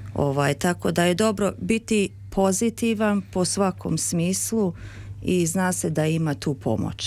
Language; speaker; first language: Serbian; early bilingual, heritage; Serbian